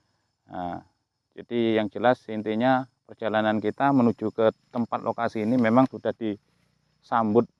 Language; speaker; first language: Indonesian; native; Indonesian